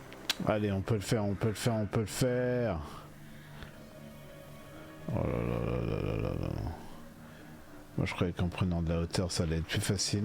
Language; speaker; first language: French; native; French